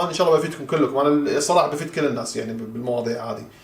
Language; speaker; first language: Arabic; native; Arabic